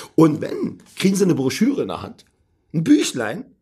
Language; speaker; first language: German; native; German